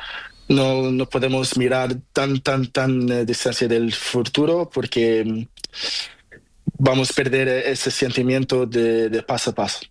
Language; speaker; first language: Spanish; non-native, learner; Portuguese